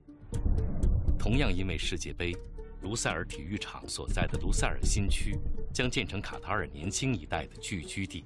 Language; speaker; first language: Chinese; native; Chinese